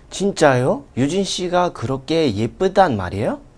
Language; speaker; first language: Korean; non-native, fluent; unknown